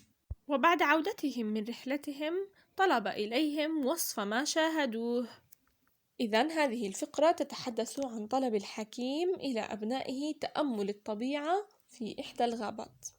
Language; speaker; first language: Arabic; native; Arabic